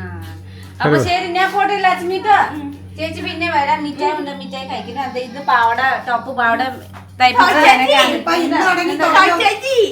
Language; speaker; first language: Malayalam; non-native, learner; Nepali